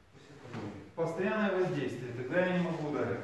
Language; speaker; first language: Russian; native; Russian